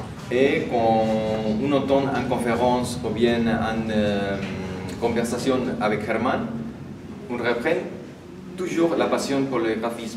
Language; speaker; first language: French; non-native, fluent; Spanish